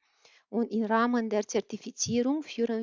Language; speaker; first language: German; non-native, fluent; Romanian